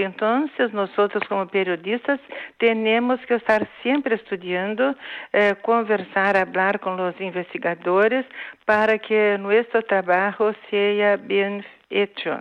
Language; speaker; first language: Spanish; non-native, fluent; Portuguese